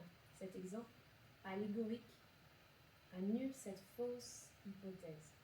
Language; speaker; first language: French; native; French